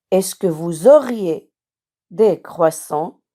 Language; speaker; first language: French; non-native, local second language; Arabic